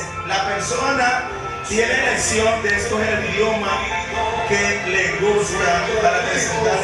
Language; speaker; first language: Spanish; non-native, learner; Haitian Creole